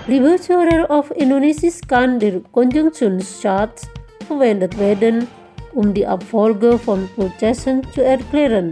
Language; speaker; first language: German; non-native, fluent; Indonesian